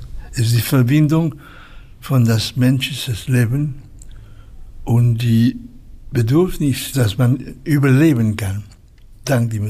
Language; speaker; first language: German; non-native, fluent; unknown